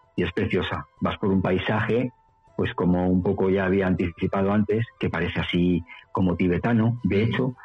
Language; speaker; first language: Spanish; native; Spanish